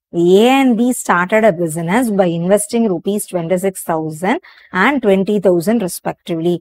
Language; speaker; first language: English; non-native, local second language; Tamil